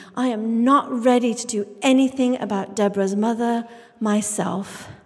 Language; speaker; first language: English; native; English